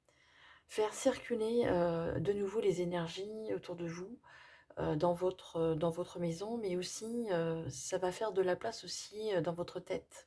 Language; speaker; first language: French; native; French